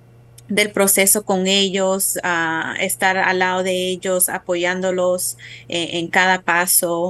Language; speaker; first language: Spanish; early bilingual, heritage; Spanish